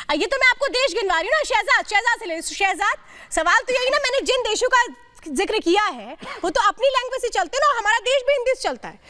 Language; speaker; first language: Hindi; native; Hindi